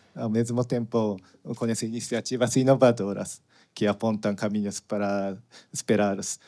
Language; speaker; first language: Portuguese; non-native, learner; Japanese